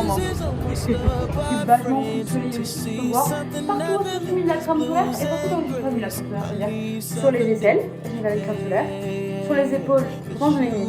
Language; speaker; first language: French; native; French